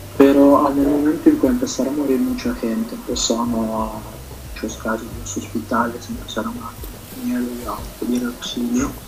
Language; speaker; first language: Spanish; native; Spanish